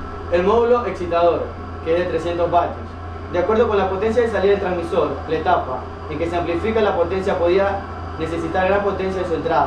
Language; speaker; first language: Spanish; native; Spanish